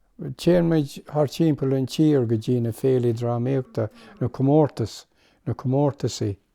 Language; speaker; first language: Irish; non-native, local second language; English